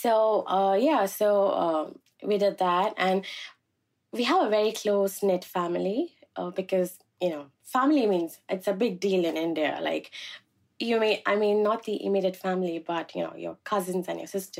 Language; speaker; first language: English; non-native, local second language; Malayalam